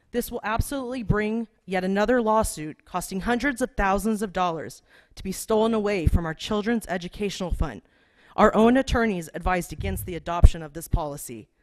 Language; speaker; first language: English; native; English